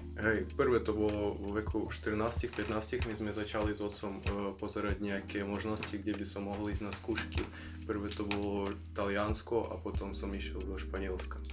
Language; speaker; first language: Slovak; non-native, fluent; Ukrainian